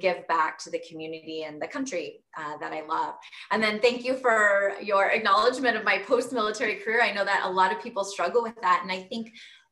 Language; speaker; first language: English; native; English